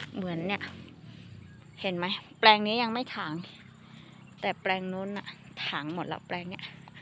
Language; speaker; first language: Thai; non-native, local second language; Hmong